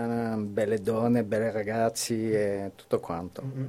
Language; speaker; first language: Italian; non-native, fluent; French